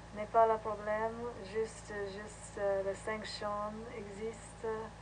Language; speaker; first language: French; non-native, learner; English